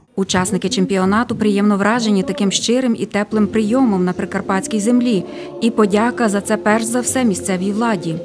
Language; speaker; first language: Ukrainian; native; Ukrainian